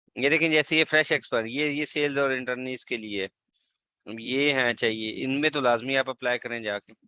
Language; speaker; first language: Urdu; native; Urdu